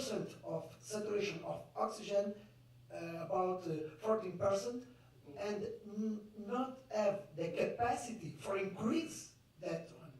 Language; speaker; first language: English; non-native, fluent; Portuguese